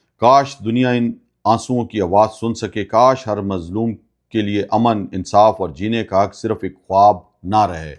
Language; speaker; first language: Urdu; non-native, local second language; Pashto